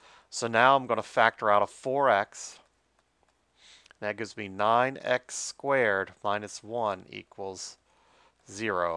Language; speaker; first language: English; native; English